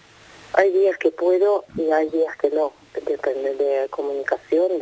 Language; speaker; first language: Spanish; non-native, fluent; Ukrainian